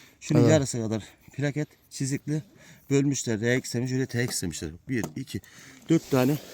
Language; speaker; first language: Turkish; native; Turkish